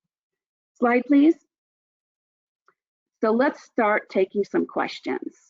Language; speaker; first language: English; native; English